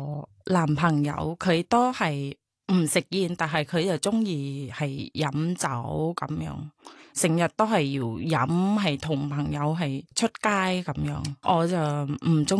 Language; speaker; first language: Cantonese; non-native, learner; Thai